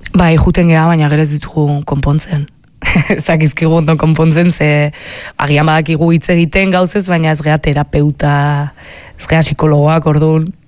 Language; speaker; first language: Basque; native; Basque